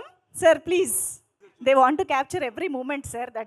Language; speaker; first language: Telugu; native; Telugu